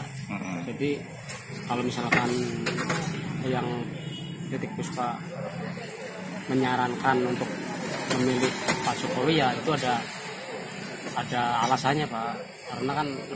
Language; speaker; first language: Indonesian; non-native, local second language; Javanese